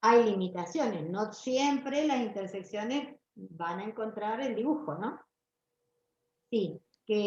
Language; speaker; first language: Spanish; native; Spanish